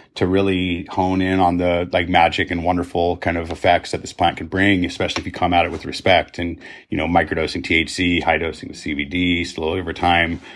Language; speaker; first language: English; native; English